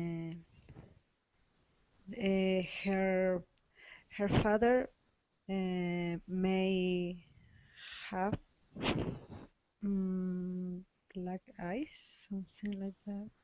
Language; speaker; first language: English; non-native, learner; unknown